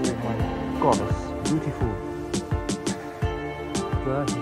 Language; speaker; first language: English; non-native, learner; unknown